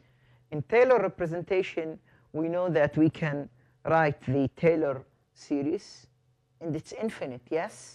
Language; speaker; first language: English; non-native, fluent; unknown